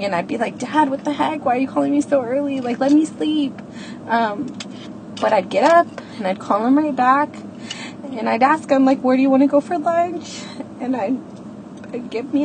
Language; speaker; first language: English; native; English